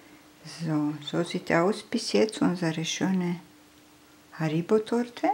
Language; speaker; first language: German; non-native, fluent; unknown